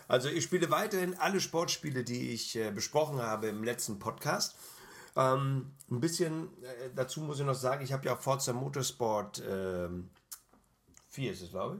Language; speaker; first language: German; native; German